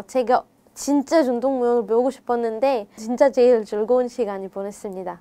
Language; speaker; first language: Korean; non-native, fluent; Arabic